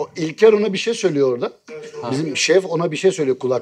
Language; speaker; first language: Turkish; native; Turkish